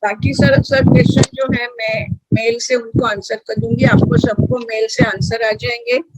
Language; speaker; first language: Hindi; non-native, local second language; Marathi